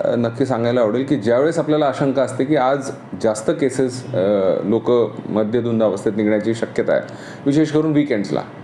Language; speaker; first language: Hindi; non-native, local second language; Marathi